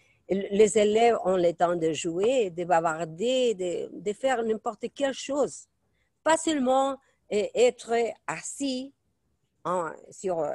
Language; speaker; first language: French; non-native, fluent; Spanish